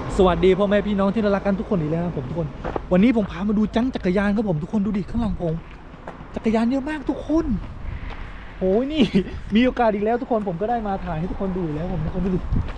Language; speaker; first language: Thai; native; Thai